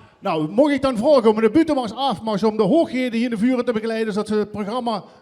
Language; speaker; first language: Dutch; native; Dutch